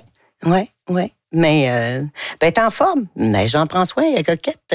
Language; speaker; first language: French; native; French